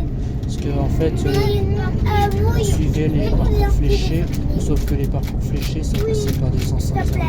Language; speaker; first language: French; native; French